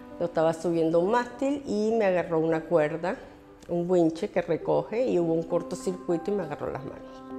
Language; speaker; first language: Spanish; early bilingual, other home language; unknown